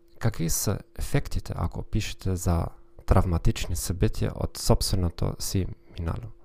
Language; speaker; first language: Bulgarian; non-native, learner; German